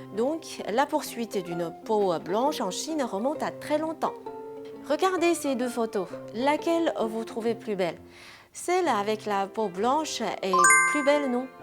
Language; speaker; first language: French; non-native, fluent; Chinese